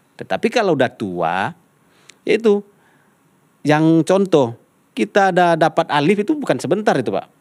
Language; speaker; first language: Indonesian; non-native, local second language; Minangkabau